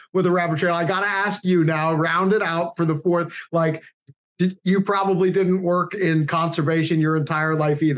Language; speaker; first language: English; native; English